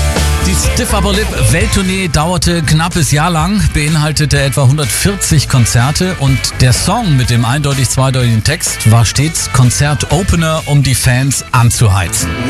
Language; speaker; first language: German; native; German